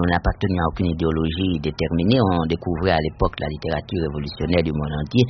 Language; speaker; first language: French; non-native, local second language; Haitian Creole